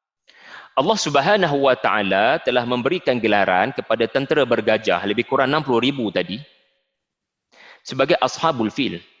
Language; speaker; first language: Malay; native; Malay